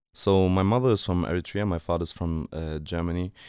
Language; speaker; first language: English; non-native, fluent; German